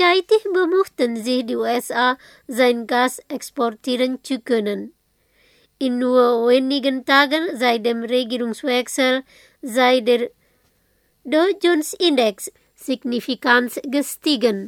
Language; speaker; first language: German; non-native, fluent; Indonesian